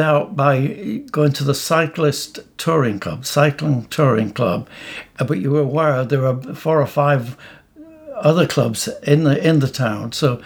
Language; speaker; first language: English; native; English